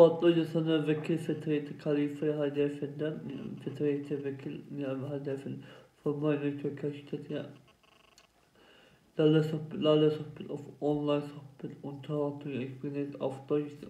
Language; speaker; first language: German; non-native, learner; Turkish